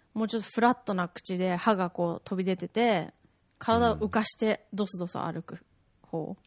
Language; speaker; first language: Japanese; native; Japanese